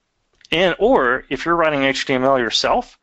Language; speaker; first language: English; native; English